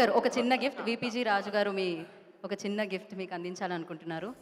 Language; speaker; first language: Telugu; native; Telugu